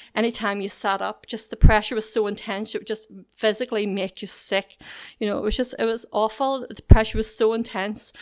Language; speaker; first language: English; native; English